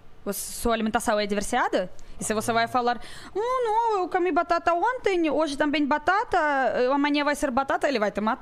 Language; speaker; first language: Portuguese; non-native, learner; Russian